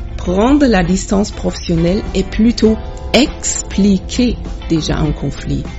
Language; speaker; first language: French; non-native, fluent; German